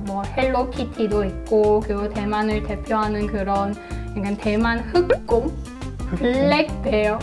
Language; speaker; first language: Korean; non-native, fluent; Chinese